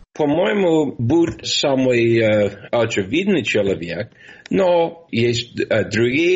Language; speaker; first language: Russian; non-native, fluent; English